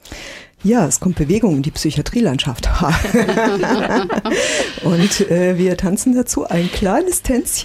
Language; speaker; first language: German; native; German